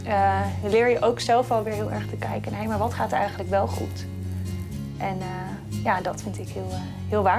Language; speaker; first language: Dutch; native; Dutch